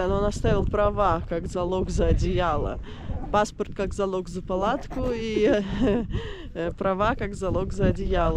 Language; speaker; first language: Russian; native; Russian